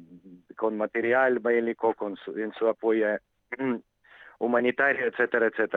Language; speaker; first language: Spanish; non-native, fluent; Ukrainian